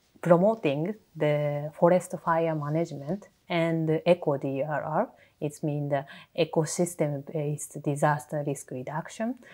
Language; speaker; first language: English; non-native, learner; Japanese